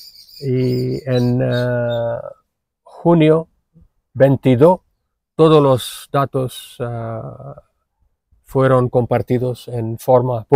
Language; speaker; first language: Spanish; non-native, fluent; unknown